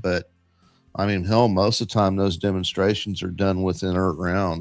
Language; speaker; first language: English; native; English